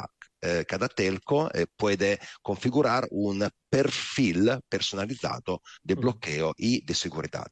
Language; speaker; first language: Spanish; non-native, learner; Italian